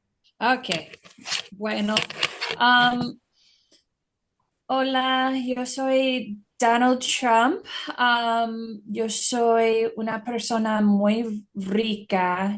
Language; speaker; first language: Spanish; non-native, learner; English